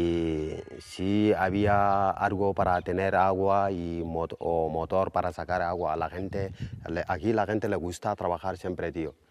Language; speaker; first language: Spanish; non-native, fluent; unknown